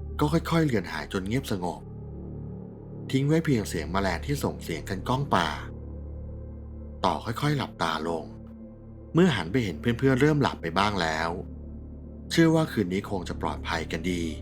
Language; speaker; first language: Thai; native; Thai